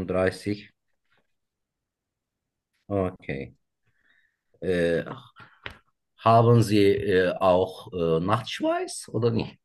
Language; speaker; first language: German; non-native, learner; Turkish